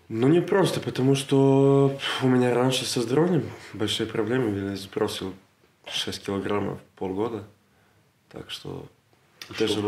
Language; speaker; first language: Russian; non-native, learner; Serbian